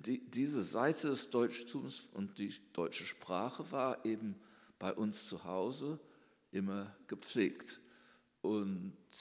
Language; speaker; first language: German; early bilingual, heritage; German